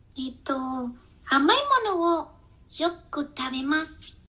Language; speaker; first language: Japanese; non-native, learner; Spanish